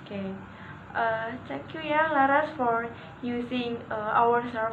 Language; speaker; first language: English; non-native, learner; Indonesian